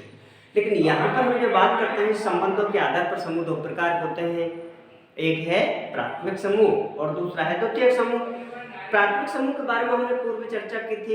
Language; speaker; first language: Hindi; native; Hindi